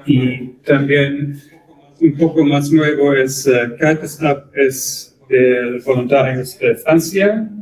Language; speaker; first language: Spanish; non-native, learner; German